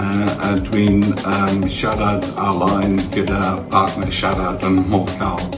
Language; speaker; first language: Welsh; non-native, learner; English